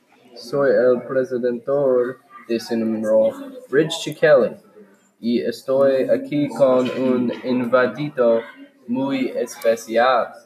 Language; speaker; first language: Spanish; non-native, learner; English